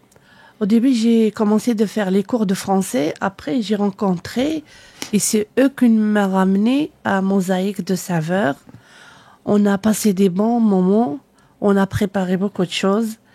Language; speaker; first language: French; non-native, learner; Arabic